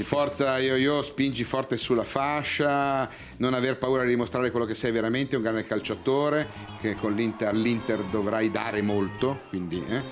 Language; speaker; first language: Italian; native; Italian